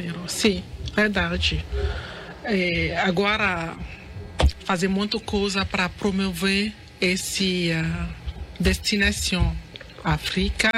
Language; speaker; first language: Portuguese; non-native, learner; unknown